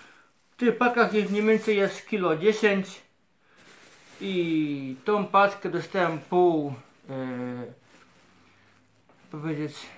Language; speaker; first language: Polish; native; Polish